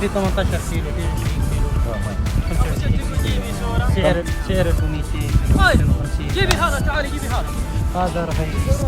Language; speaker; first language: Arabic; native; Arabic